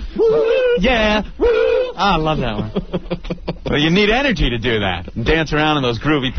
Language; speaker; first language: English; native; English